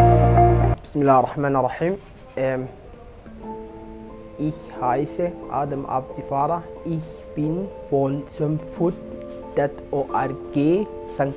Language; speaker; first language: German; non-native, fluent; Somali